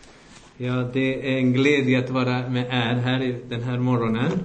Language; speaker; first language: Swedish; non-native, fluent; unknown